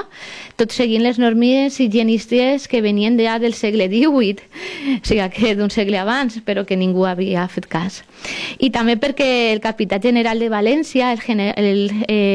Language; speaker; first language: Catalan; native; Catalan